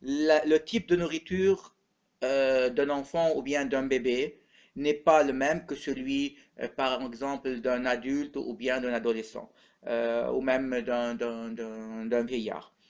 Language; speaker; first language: French; non-native, local second language; Arabic